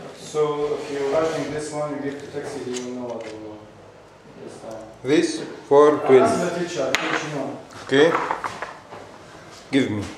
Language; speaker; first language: English; non-native, learner; Arabic